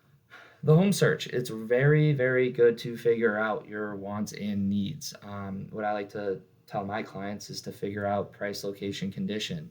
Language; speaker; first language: English; native; English